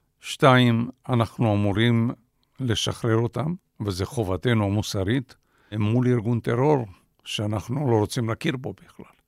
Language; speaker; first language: Hebrew; non-native, fluent; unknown